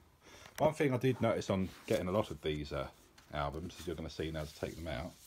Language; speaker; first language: English; native; English